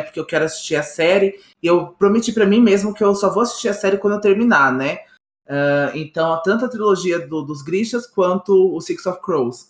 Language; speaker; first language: Portuguese; native; Portuguese